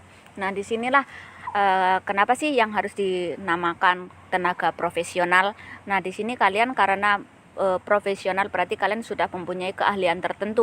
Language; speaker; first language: Indonesian; native; Indonesian